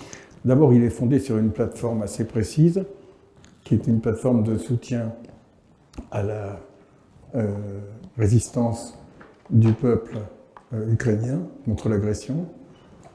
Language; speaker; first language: French; native; French